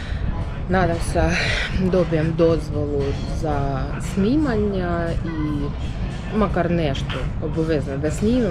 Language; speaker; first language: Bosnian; non-native, learner; Ukrainian